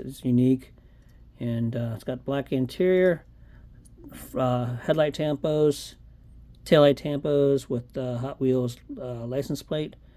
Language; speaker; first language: English; native; English